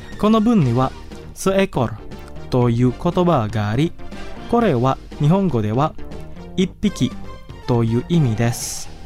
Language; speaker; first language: Japanese; non-native, fluent; Indonesian